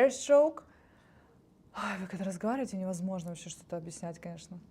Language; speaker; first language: Russian; non-native, fluent; Estonian